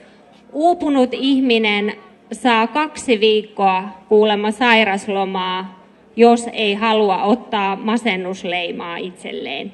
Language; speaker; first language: Finnish; native; Finnish